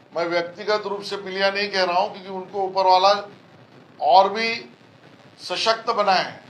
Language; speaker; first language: Hindi; non-native, local second language; Marathi